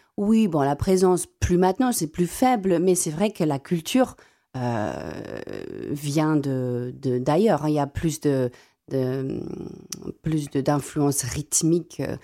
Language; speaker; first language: French; non-native, fluent; Afrikaans